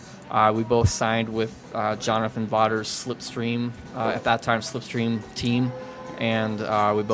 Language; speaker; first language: English; native; English